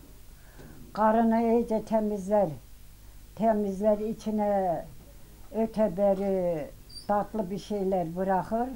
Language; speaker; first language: Turkish; native; Turkish